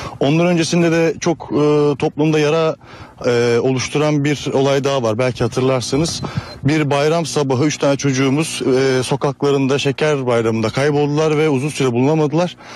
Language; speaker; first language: Turkish; native; Turkish